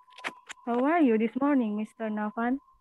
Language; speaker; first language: English; non-native, learner; Indonesian